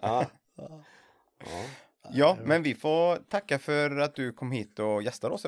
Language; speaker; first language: Swedish; native; Swedish